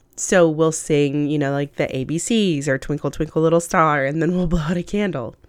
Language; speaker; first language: English; early bilingual, other home language; Hindi